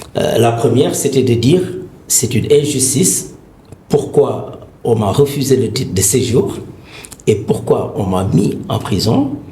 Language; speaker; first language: French; non-native, local second language; Wolof